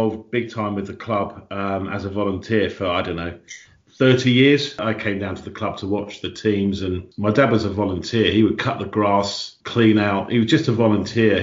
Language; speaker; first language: English; native; English